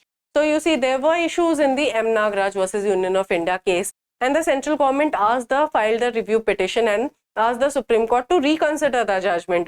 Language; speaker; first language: English; non-native, local second language; Hindi